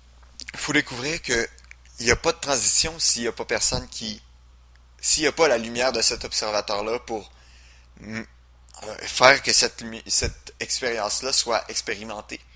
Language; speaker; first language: French; native; French